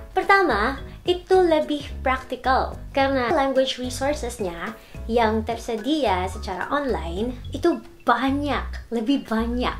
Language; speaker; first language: Indonesian; non-native, learner; Filipino